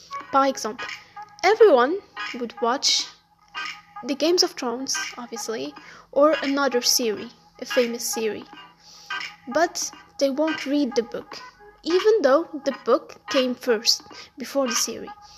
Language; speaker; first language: English; non-native, fluent; Arabic